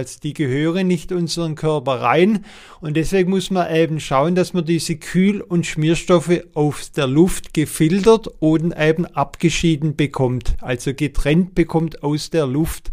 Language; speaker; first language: German; native; German